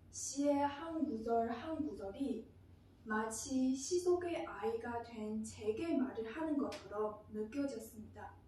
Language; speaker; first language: Korean; non-native, fluent; Chinese